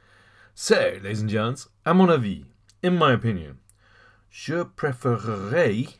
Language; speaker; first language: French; non-native, fluent; English